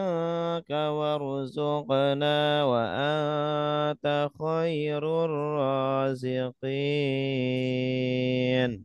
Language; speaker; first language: Arabic; non-native, fluent; Indonesian